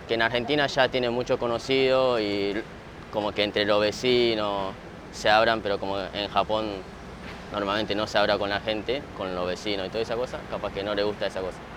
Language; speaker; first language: Spanish; early bilingual, other home language; Japanese